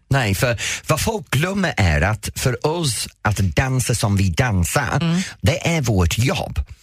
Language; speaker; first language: Swedish; non-native, fluent; English